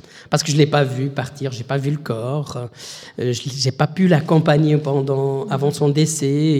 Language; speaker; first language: French; non-native, local second language; Arabic